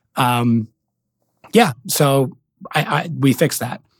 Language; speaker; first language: English; native; English